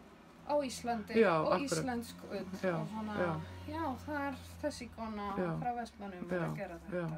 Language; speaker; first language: Icelandic; non-native, learner; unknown